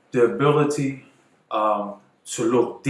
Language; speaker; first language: English; native; English